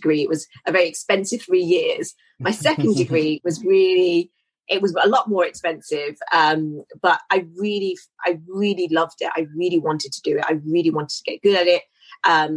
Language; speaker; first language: English; native; English